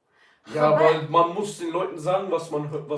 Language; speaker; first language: German; early bilingual, other home language; Kurdish